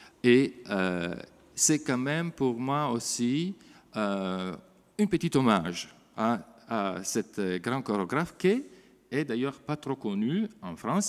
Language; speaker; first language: French; non-native, fluent; Italian